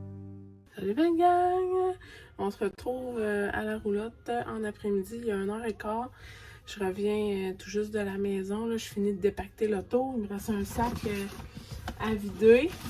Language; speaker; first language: French; native; French